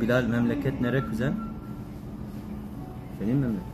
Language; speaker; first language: Turkish; non-native, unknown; Arabic